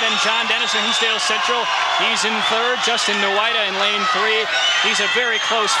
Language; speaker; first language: English; native; English